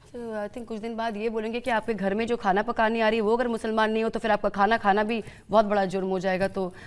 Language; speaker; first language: Hindi; non-native, local second language; Bangla